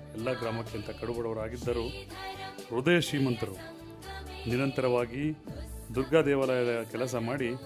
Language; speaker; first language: Kannada; non-native, local second language; Lambadi